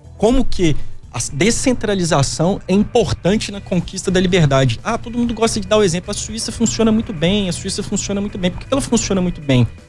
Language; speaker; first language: Portuguese; native; Portuguese